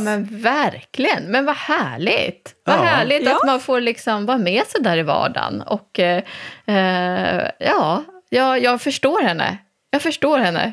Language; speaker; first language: Swedish; native; Swedish